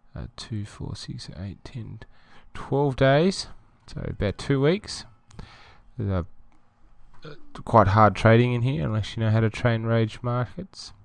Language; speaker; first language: English; native; English